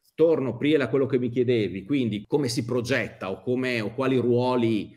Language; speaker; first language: Italian; native; Italian